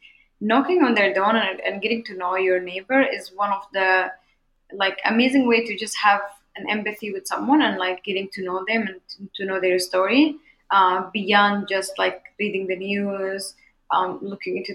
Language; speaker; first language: English; non-native, fluent; Arabic